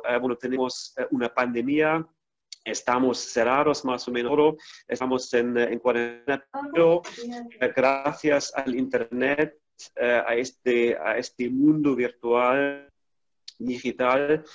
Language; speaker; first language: Spanish; non-native, fluent; German